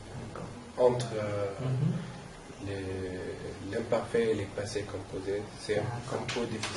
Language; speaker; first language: French; non-native, learner; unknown